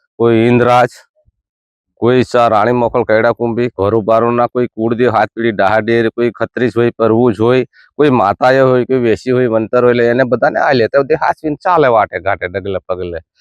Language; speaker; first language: Gujarati; non-native, local second language; Rathawi